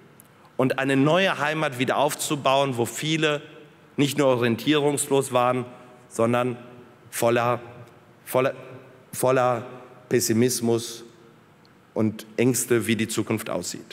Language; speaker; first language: German; early bilingual, other home language; Polish